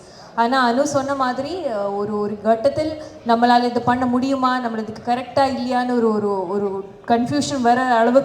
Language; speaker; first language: Tamil; non-native, fluent; Malayalam